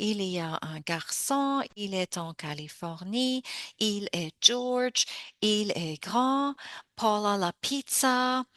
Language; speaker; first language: French; non-native, fluent; English